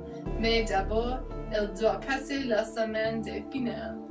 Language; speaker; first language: French; non-native, learner; English